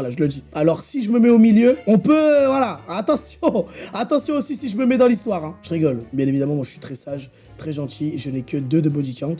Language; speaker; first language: French; native; French